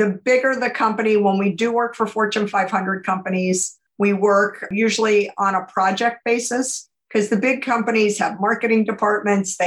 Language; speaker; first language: English; native; English